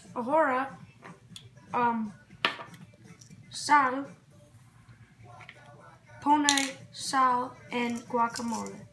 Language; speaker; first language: Spanish; non-native, learner; English